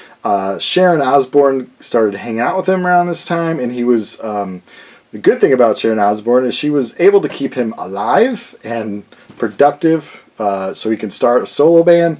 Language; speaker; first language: English; native; English